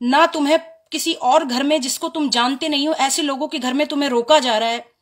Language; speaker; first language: Hindi; native; Hindi